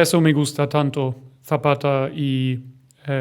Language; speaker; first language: Spanish; non-native, learner; German